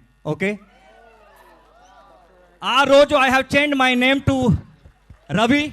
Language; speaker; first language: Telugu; non-native, learner; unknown